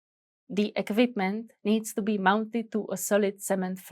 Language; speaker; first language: English; non-native, fluent; Czech